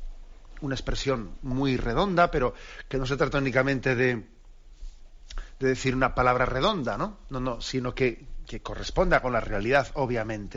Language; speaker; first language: Spanish; native; Spanish